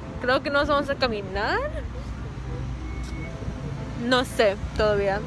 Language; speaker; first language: Spanish; early bilingual, heritage; Spanish